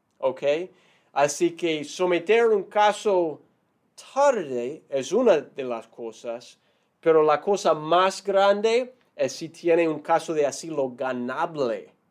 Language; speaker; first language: Spanish; non-native, fluent; English